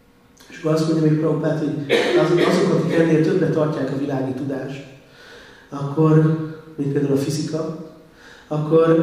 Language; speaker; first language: Hungarian; native; Hungarian